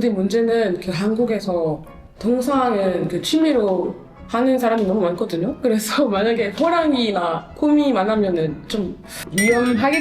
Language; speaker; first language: Korean; non-native, learner; French